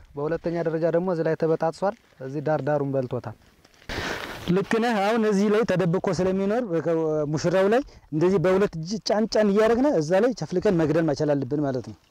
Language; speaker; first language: Amharic; native; Amharic